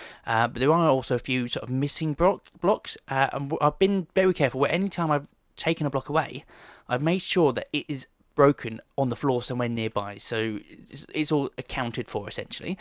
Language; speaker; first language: English; native; English